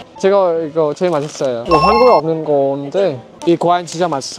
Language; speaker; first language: Korean; non-native, learner; Vietnamese